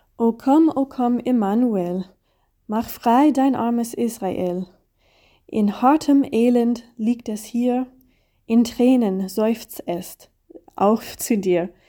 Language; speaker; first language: German; non-native, learner; English